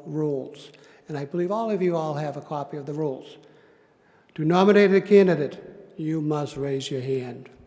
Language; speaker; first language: English; native; English